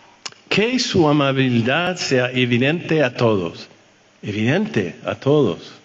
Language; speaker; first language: Spanish; non-native, fluent; French